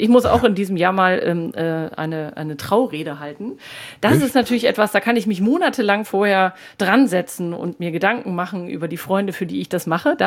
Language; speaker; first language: German; native; German